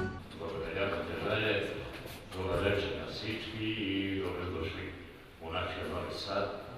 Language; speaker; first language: Bulgarian; non-native, local second language; Serbian